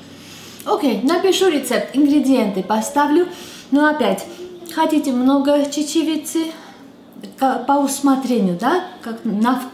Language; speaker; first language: Russian; non-native, fluent; Armenian